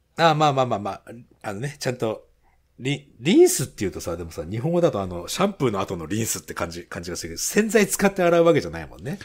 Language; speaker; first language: Japanese; native; Japanese